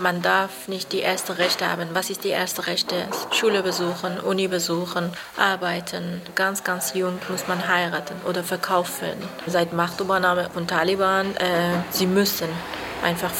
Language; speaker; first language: German; non-native, learner; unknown